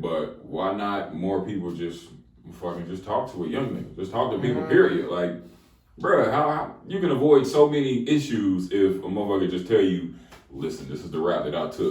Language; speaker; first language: English; native; English